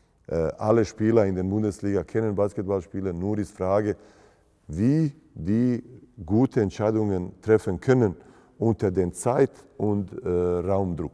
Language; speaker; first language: German; non-native, fluent; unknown